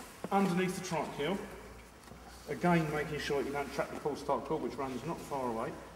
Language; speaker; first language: English; native; English